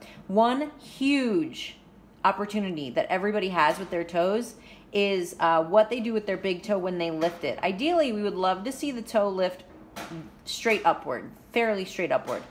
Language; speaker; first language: English; native; English